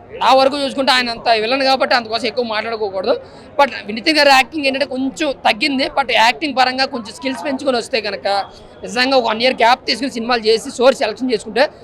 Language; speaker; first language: Telugu; native; Telugu